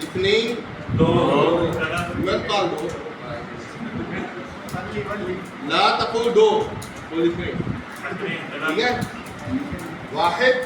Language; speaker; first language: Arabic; non-native, fluent; Urdu